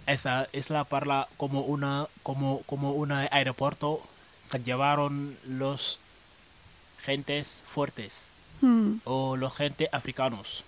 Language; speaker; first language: Spanish; non-native, learner; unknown